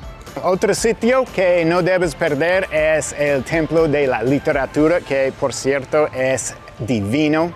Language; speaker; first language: Spanish; non-native, fluent; English